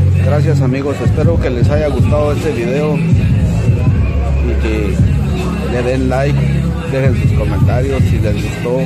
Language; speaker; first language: Spanish; native; Spanish